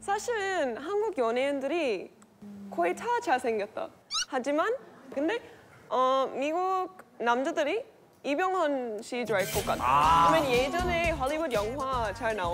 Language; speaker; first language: Korean; non-native, fluent; English